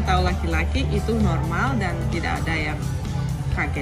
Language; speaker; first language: Indonesian; non-native, fluent; Russian